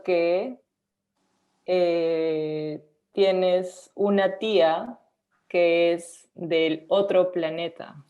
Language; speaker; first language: Spanish; non-native, learner; English